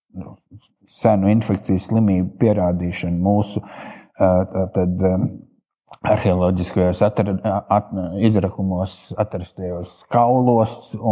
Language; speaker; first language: Latvian; native; Latvian